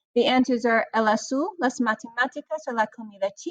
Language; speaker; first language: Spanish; non-native, fluent; English